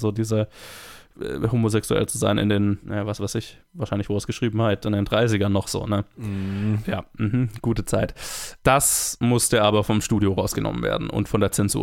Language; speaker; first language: German; native; German